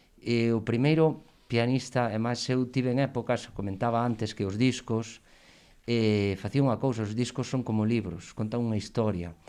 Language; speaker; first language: Galician; non-native, local second language; Spanish